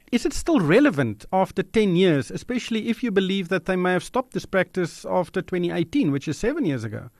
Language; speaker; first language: English; non-native, local second language; Afrikaans